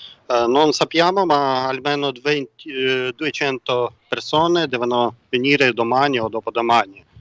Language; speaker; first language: Italian; non-native, learner; Ukrainian